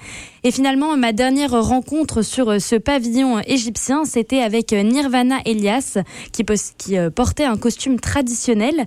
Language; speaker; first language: French; native; French